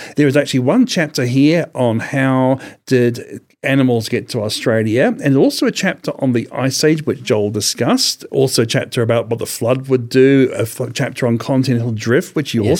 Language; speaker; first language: English; native; English